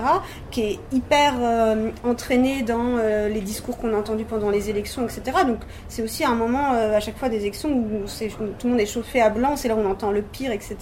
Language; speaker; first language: French; native; French